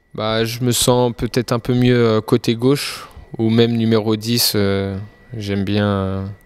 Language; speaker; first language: French; native; French